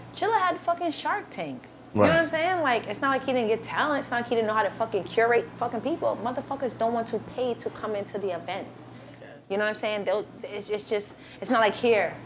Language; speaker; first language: English; native; English